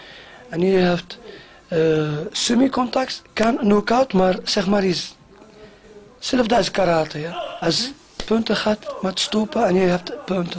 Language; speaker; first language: Dutch; non-native, learner; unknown